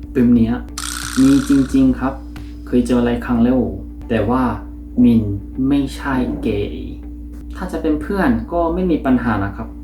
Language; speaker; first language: Thai; non-native, fluent; Korean